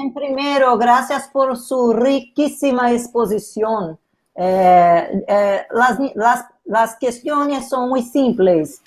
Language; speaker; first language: Spanish; non-native, learner; Portuguese